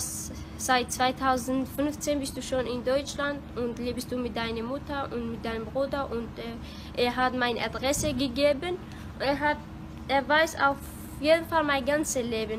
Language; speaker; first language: German; non-native, learner; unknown